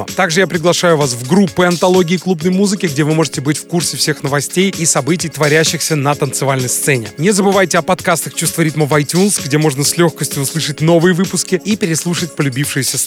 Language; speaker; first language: Russian; native; Russian